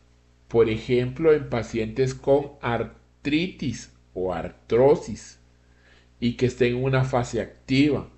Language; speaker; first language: Spanish; native; Spanish